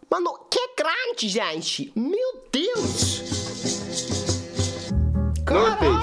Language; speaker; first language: Portuguese; non-native, learner; English